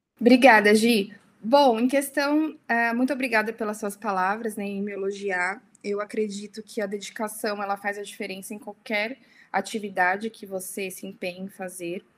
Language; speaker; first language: Portuguese; early bilingual, heritage; Portuguese